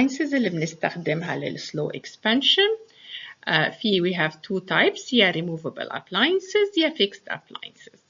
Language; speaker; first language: Arabic; native; Arabic